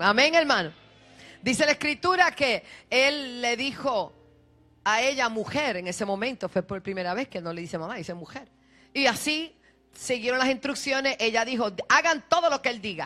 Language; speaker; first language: Spanish; native; Spanish